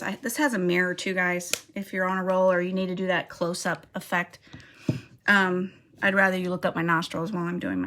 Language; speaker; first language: English; native; English